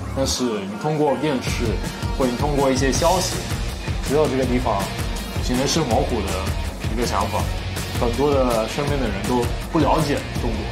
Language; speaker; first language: Chinese; non-native, fluent; Italian